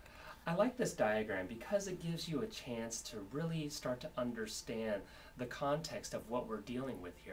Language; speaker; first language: English; native; English